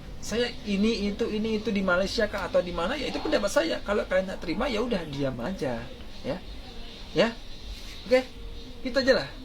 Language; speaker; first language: Indonesian; native; Indonesian